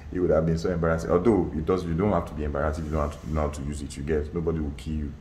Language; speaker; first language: English; non-native, local second language; Yoruba